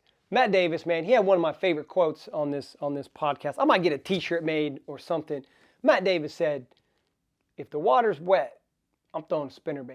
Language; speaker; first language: English; native; English